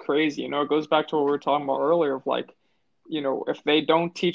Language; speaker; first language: English; native; English